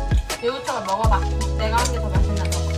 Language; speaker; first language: Korean; native; Korean